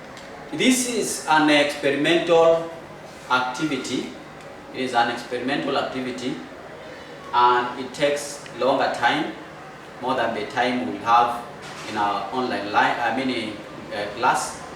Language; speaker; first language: English; non-native, local second language; Swahili